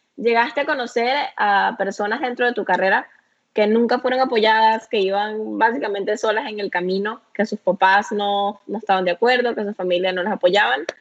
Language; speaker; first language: Spanish; native; Spanish